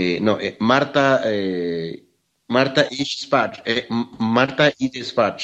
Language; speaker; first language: Polish; non-native, learner; Spanish